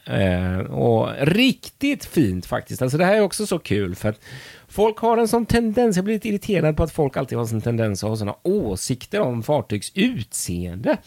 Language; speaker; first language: Swedish; native; Swedish